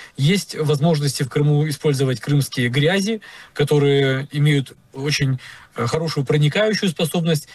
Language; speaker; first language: Russian; native; Russian